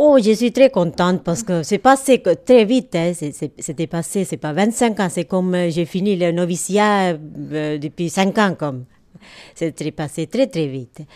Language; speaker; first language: French; non-native, learner; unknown